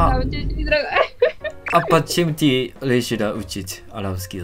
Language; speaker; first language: Russian; non-native, learner; Japanese